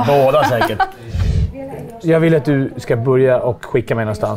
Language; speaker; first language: Swedish; native; Swedish